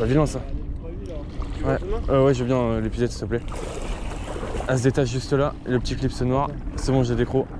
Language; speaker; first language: French; native; French